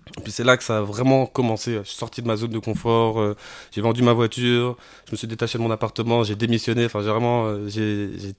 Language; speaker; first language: French; native; French